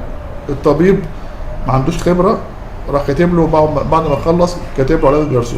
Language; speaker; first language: Arabic; native; Arabic